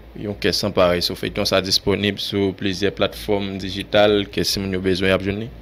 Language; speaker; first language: Haitian Creole; native; Haitian Creole